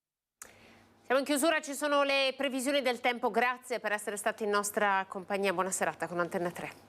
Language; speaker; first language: Italian; native; Italian